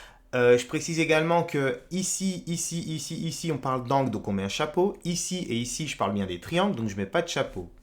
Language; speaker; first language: French; native; French